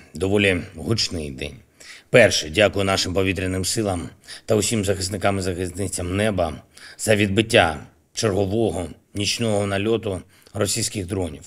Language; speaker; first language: Ukrainian; non-native, local second language; Russian